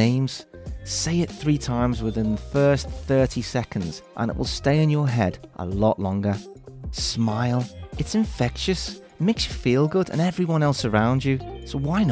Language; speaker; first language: English; native; English